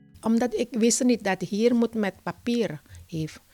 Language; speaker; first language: Dutch; non-native, learner; Indonesian